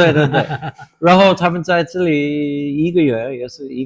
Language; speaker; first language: Chinese; non-native, fluent; English